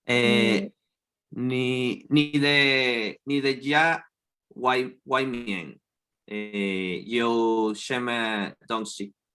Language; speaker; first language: Chinese; non-native, learner; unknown